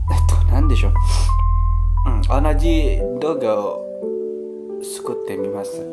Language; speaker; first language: Japanese; non-native, learner; Indonesian